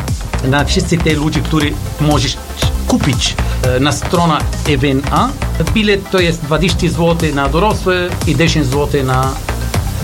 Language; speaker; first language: Polish; non-native, learner; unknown